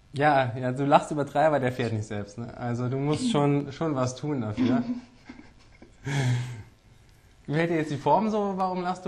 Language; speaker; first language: German; native; German